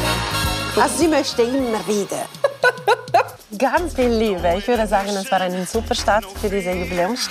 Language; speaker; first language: German; non-native, local second language; Italian